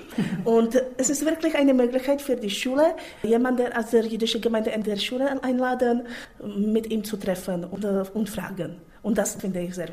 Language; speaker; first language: German; non-native, fluent; Czech